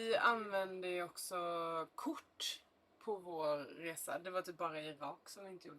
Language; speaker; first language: Swedish; native; Swedish